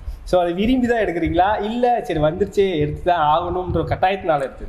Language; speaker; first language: Tamil; native; Tamil